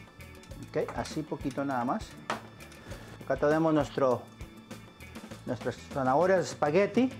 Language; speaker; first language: Spanish; native; Spanish